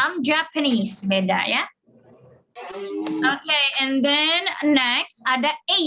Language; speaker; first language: English; non-native, fluent; Indonesian